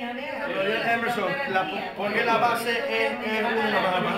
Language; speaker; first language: Spanish; native; Spanish